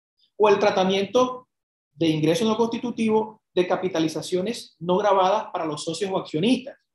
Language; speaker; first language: Spanish; native; Spanish